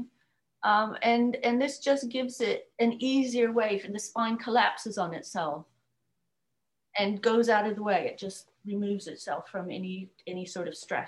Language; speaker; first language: English; native; English